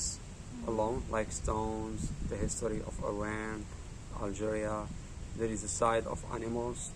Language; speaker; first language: English; non-native, learner; Arabic